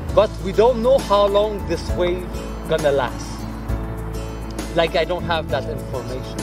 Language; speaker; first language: English; non-native, fluent; French